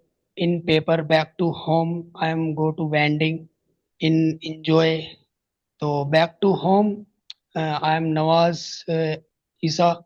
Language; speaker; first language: English; non-native, learner; Hindi